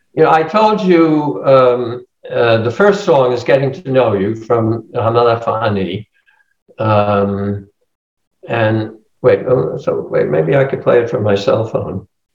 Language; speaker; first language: English; native; English